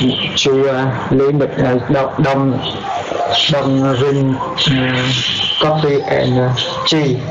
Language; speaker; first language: English; non-native, learner; Vietnamese